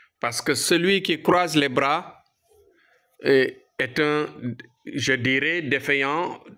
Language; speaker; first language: French; non-native, local second language; Fula